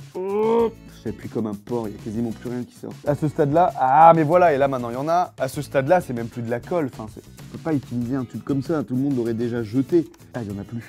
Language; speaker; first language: French; native; French